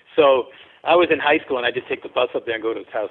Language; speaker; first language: English; native; English